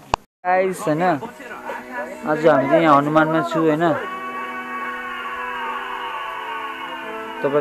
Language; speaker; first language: Hindi; non-native, local second language; Nepali